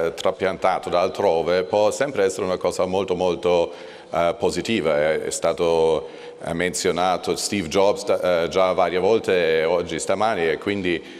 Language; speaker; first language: Italian; non-native, fluent; German